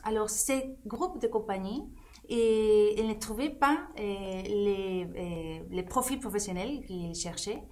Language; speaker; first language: French; non-native, fluent; Spanish